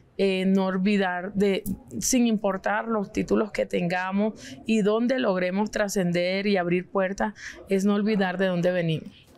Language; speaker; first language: Spanish; non-native, local second language; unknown